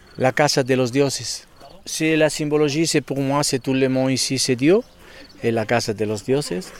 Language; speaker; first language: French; non-native, learner; Spanish